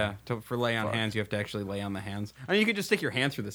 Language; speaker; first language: English; native; English